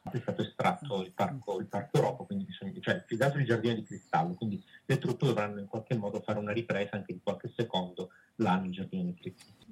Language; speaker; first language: Italian; native; Italian